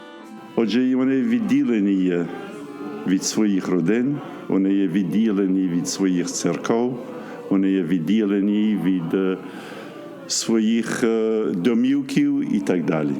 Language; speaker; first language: Ukrainian; early bilingual, heritage; Ukrainian